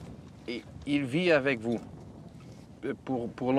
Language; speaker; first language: French; non-native, learner; Dutch